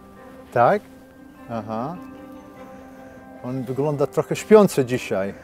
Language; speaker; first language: Polish; non-native, learner; English